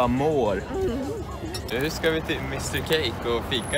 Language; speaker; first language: Swedish; native; Swedish